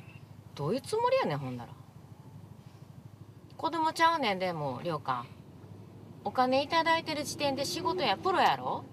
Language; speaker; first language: Japanese; native; Japanese